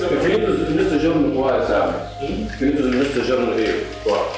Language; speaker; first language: Italian; non-native, learner; Arabic